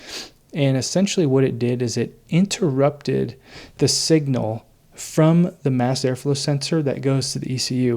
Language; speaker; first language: English; native; English